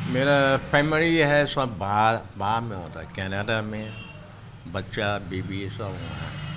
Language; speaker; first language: Hindi; non-native, local second language; Chinese